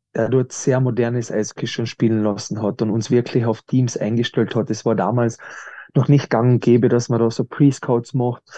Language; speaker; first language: German; native; German